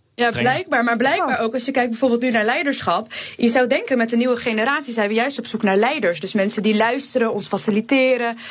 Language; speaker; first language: Dutch; native; Dutch